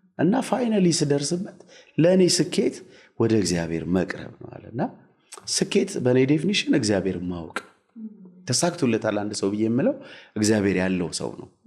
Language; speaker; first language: Amharic; native; Amharic